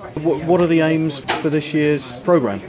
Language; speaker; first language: English; native; English